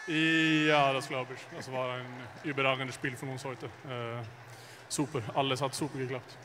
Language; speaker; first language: German; non-native, fluent; Swedish